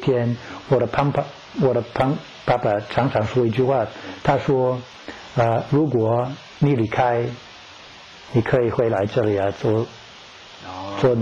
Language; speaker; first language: Chinese; non-native, learner; English